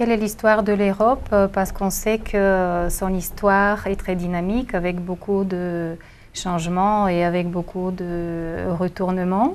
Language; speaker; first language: French; non-native, fluent; Bulgarian